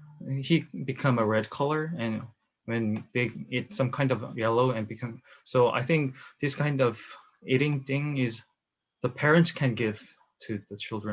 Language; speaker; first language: English; non-native, learner; Korean